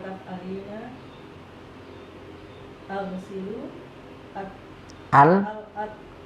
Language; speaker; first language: Arabic; non-native, learner; Indonesian